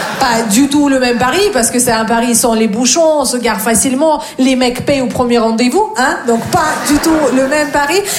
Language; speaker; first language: French; non-native, fluent; Russian